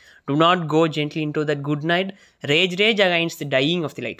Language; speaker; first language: English; non-native, local second language; Tamil